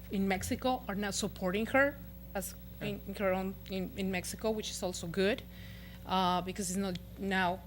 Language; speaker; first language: English; non-native, fluent; Spanish